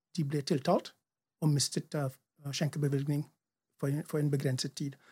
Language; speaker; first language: Norwegian; non-native, fluent; English